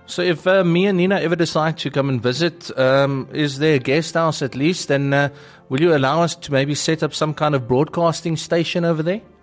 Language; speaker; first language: English; non-native, local second language; Afrikaans